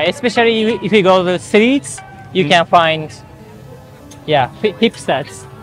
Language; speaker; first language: English; non-native, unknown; Japanese